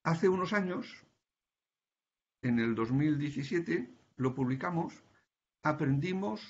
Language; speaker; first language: Spanish; native; Spanish